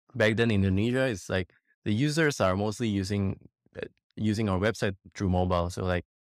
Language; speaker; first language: English; non-native, fluent; Indonesian